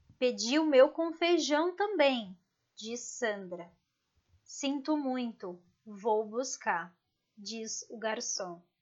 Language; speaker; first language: Portuguese; native; Portuguese